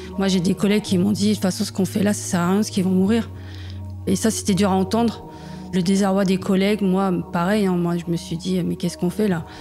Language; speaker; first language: French; native; French